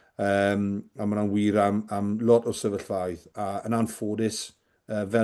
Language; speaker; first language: Welsh; native; Welsh